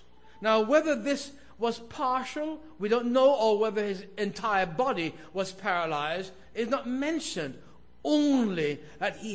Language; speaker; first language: English; native; English